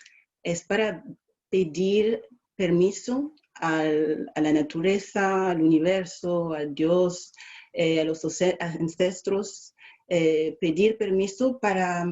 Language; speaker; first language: Spanish; non-native, fluent; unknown